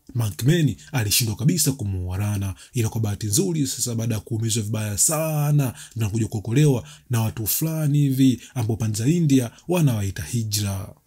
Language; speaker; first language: Swahili; native; Swahili